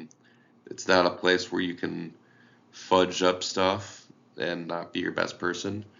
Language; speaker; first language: English; native; English